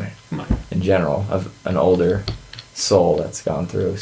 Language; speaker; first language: English; native; English